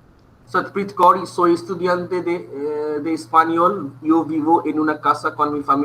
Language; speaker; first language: Spanish; non-native, fluent; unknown